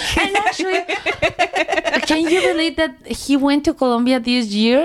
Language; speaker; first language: English; non-native, learner; Spanish